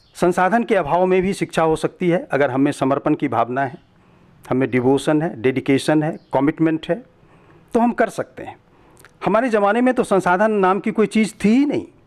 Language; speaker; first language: Hindi; native; Hindi